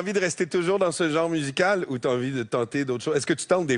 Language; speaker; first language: French; native; French